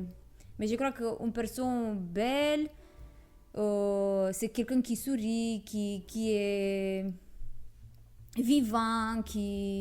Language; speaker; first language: French; non-native, fluent; Romanian